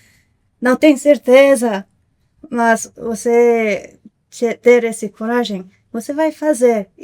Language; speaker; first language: Portuguese; non-native, fluent; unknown